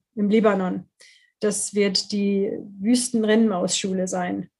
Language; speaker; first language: German; non-native, fluent; English